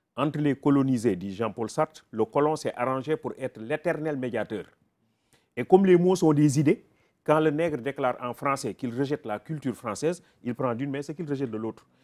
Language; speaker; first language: French; non-native, local second language; Wolof